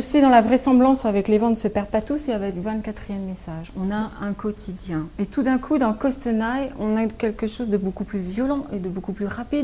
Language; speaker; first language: French; native; French